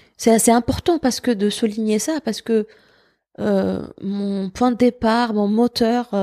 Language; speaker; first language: French; non-native, local second language; Arabic